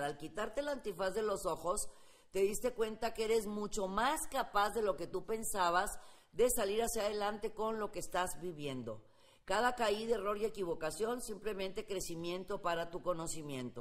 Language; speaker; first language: Spanish; native; Spanish